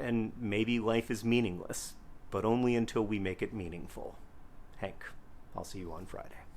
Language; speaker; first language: English; native; English